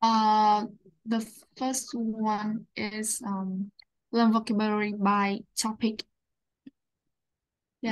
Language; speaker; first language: English; non-native, learner; Vietnamese